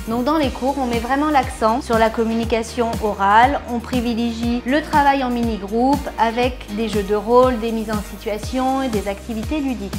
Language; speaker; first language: French; native; French